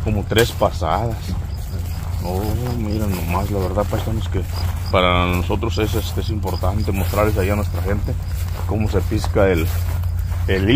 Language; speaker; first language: Spanish; native; Spanish